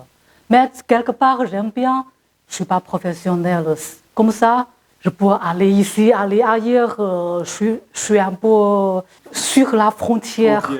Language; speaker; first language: French; non-native, fluent; Chinese